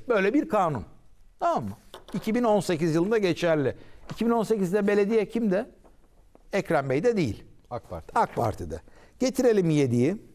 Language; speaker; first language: Turkish; native; Turkish